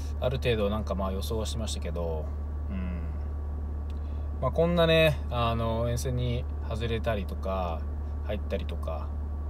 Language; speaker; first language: Japanese; native; Japanese